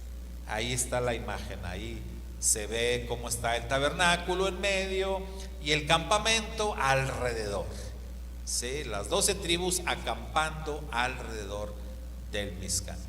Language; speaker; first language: Spanish; native; Spanish